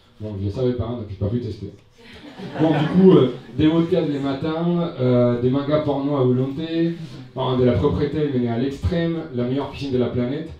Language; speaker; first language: French; non-native, fluent; Spanish